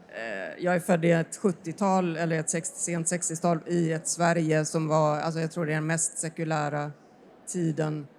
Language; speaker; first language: Swedish; native; Swedish